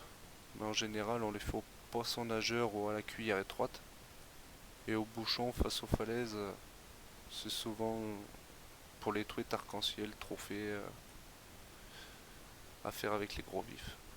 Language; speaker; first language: French; native; French